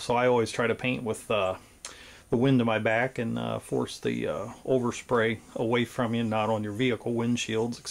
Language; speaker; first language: English; native; English